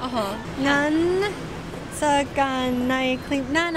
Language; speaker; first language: Thai; non-native, learner; Cantonese